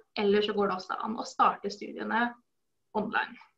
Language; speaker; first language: Norwegian; native; Norwegian